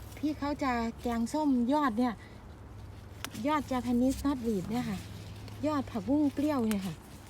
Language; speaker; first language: Thai; native; Thai